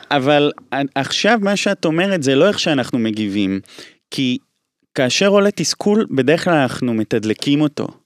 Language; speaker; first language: Hebrew; native; Hebrew